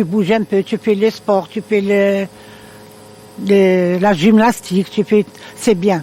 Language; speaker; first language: French; non-native, learner; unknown